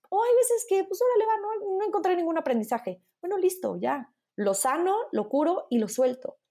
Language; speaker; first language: Spanish; native; Spanish